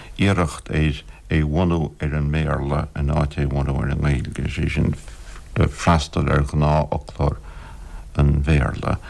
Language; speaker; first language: Irish; non-native, local second language; English